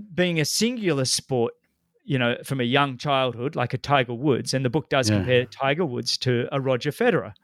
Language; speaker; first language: English; native; English